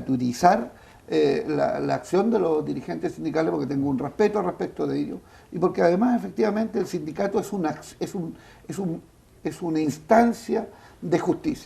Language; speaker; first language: Spanish; native; Spanish